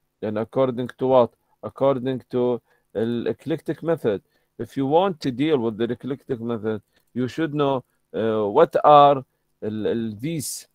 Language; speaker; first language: English; non-native, fluent; Arabic